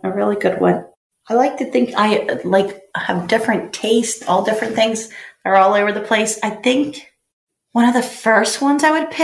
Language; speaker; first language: English; native; English